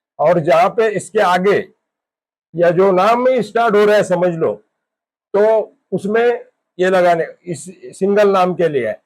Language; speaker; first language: Hindi; native; Hindi